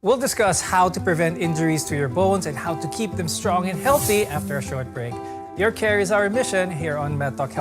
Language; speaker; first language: English; non-native, local second language; Filipino